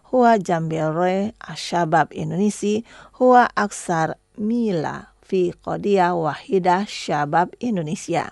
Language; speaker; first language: Arabic; non-native, fluent; Indonesian